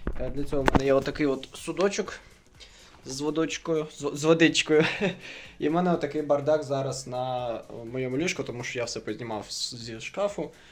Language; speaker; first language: Ukrainian; non-native, local second language; Russian